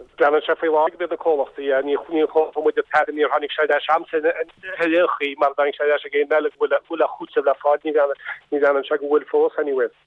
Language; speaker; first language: Irish; native; Irish